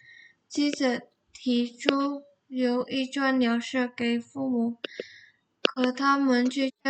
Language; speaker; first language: Chinese; non-native, learner; Indonesian